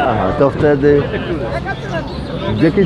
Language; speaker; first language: Polish; native; Polish